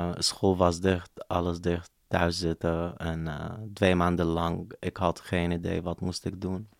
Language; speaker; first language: Dutch; non-native, fluent; Arabic